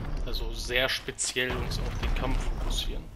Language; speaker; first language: German; native; German